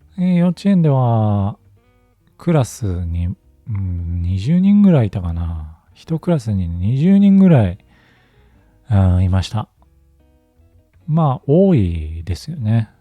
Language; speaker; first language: Japanese; native; Japanese